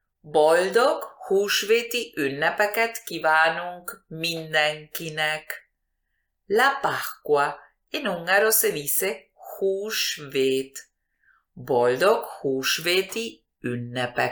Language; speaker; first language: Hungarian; early bilingual, heritage; Hungarian